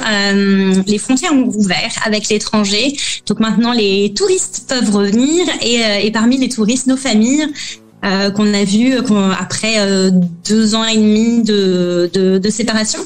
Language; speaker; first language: French; native; French